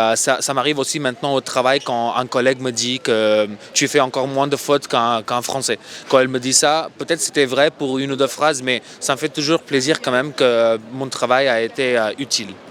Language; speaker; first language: French; non-native, fluent; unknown